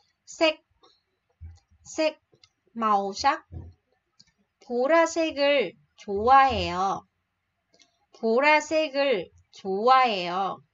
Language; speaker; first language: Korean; non-native, fluent; Vietnamese